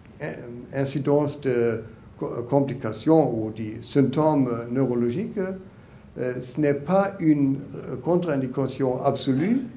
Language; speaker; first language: French; non-native, learner; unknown